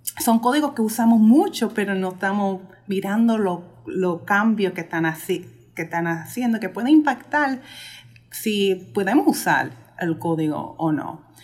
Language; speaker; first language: Spanish; early bilingual, heritage; Spanish